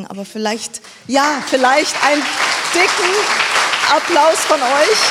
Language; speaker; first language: German; native; German